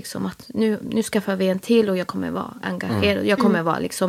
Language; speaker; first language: Swedish; early bilingual, other home language; Spanish